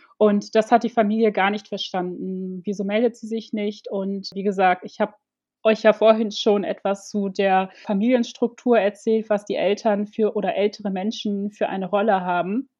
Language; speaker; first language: German; early bilingual, other home language; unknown